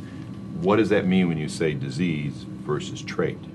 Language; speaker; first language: English; native; English